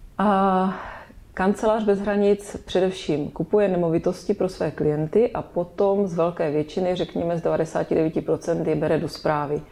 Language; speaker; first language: Czech; native; Czech